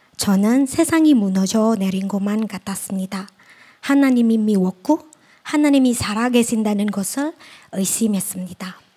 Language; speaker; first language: Korean; non-native, fluent; Indonesian